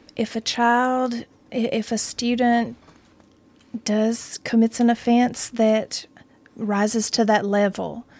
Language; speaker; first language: English; native; English